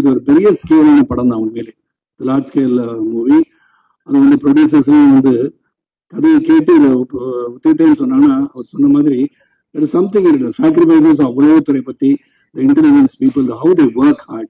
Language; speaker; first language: Tamil; native; Tamil